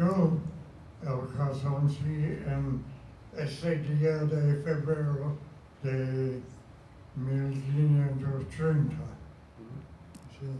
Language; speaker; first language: Spanish; non-native, fluent; English